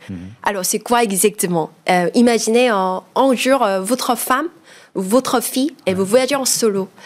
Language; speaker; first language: French; non-native, fluent; Korean